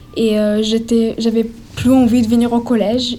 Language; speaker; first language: French; non-native, fluent; Spanish